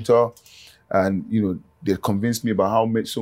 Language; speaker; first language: English; non-native, local second language; Yoruba